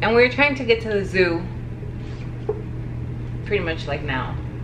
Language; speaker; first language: English; early bilingual, other home language; Spanish